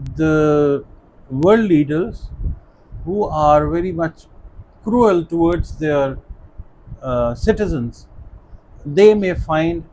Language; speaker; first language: English; non-native, local second language; Urdu